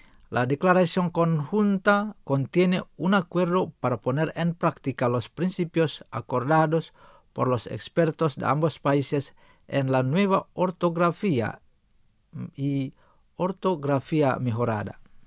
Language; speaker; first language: Spanish; non-native, fluent; Indonesian